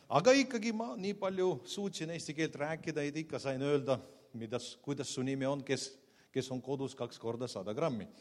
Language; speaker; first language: Estonian; non-native, local second language; Russian